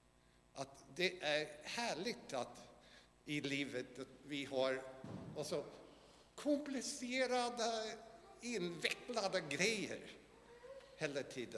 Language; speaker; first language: Swedish; non-native, fluent; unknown